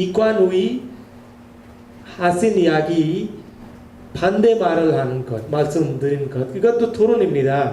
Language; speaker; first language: Korean; non-native, learner; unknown